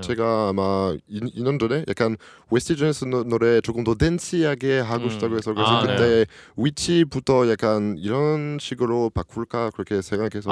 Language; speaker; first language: Korean; non-native, learner; French